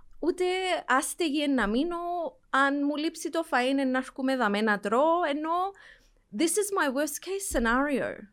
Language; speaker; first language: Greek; early bilingual, heritage; Greek